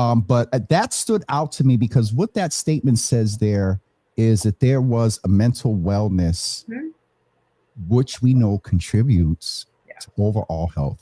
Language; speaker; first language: English; native; English